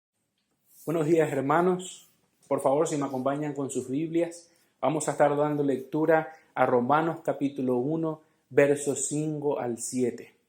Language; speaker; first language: Spanish; native; Spanish